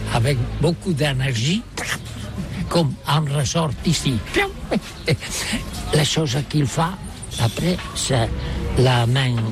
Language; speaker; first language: French; non-native, learner; Catalan